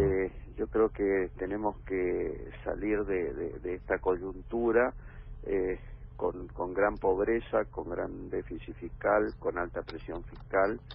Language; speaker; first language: Spanish; native; Spanish